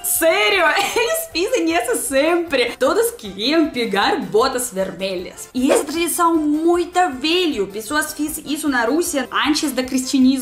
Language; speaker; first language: Portuguese; non-native, learner; Russian